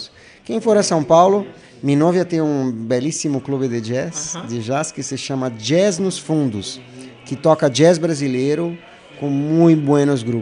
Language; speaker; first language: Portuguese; non-native, learner; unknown